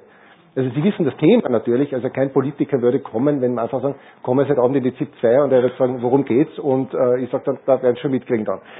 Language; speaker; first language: German; native; German